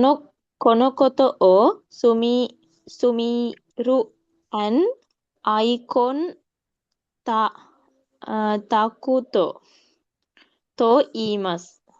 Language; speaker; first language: Japanese; non-native, learner; Sinhala